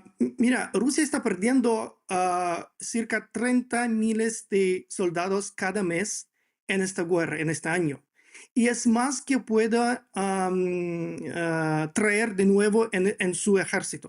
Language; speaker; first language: Spanish; non-native, fluent; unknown